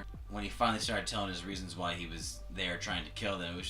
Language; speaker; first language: English; native; English